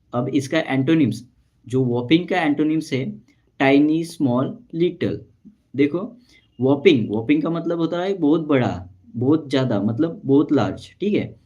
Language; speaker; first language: Hindi; non-native, local second language; Marathi